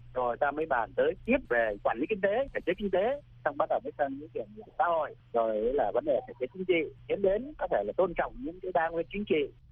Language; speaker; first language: Vietnamese; native; Vietnamese